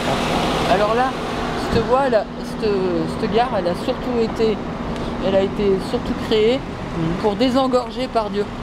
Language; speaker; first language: French; native; French